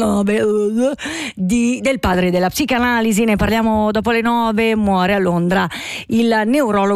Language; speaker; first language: Italian; native; Italian